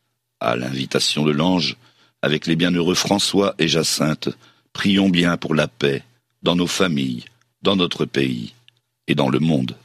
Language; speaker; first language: French; native; French